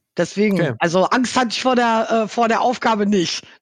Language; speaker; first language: German; native; German